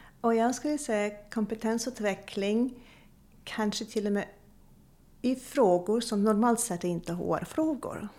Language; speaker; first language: Swedish; non-native, fluent; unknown